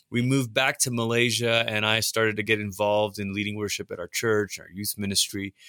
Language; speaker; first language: English; early bilingual, other home language; Tamil